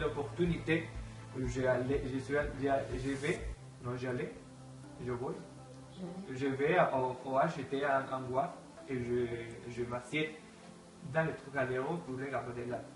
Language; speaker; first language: French; non-native, learner; Spanish